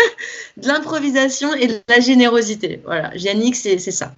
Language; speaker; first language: French; native; French